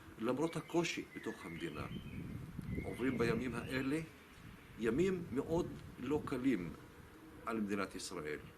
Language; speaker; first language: Hebrew; non-native, local second language; Arabic